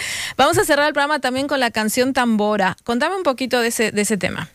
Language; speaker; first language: Spanish; native; Spanish